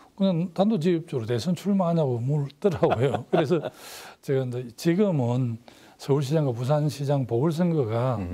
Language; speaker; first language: Korean; native; Korean